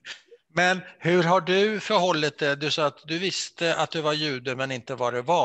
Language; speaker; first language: Swedish; native; Swedish